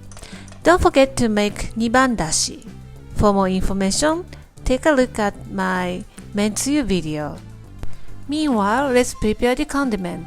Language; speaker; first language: English; non-native, fluent; Japanese